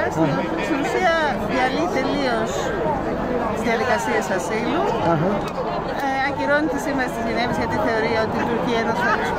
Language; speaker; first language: Greek; native; Greek